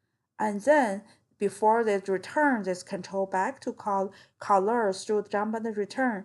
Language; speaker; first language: English; non-native, fluent; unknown